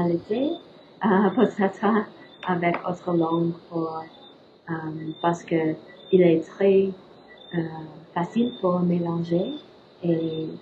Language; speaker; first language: French; non-native, learner; English